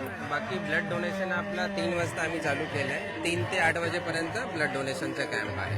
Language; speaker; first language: Marathi; non-native, local second language; Hindi